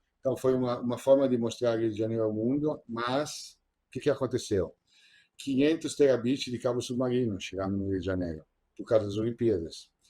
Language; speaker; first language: Portuguese; non-native, fluent; Italian